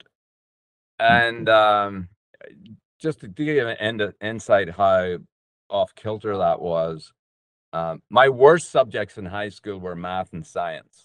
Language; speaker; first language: English; native; English